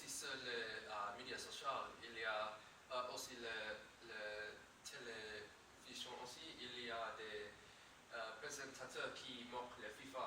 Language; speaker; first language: French; non-native, learner; English